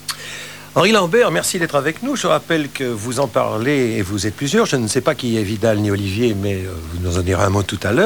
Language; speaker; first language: French; native; French